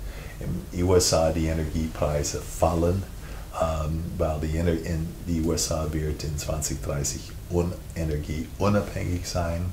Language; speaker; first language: German; non-native, fluent; English